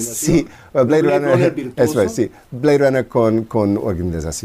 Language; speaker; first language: Spanish; non-native, fluent; English